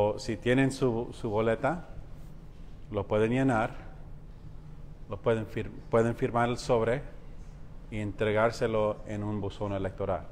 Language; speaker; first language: Spanish; early bilingual, heritage; Spanish